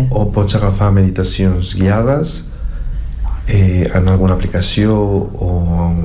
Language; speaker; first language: Catalan; non-native, fluent; Spanish